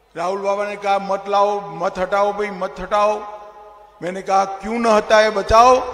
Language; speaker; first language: Hindi; non-native, local second language; Gujarati